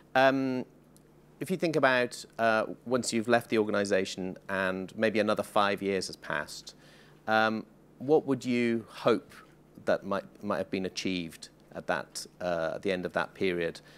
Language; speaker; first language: English; native; English